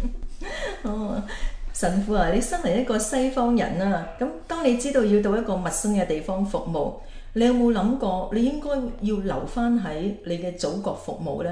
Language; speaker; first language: Chinese; native; Chinese